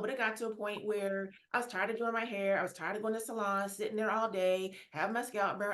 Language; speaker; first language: English; native; English